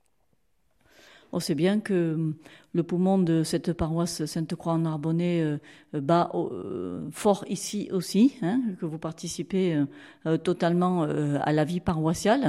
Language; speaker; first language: French; native; French